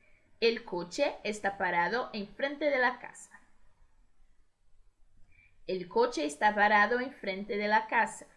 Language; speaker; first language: Spanish; non-native, fluent; Portuguese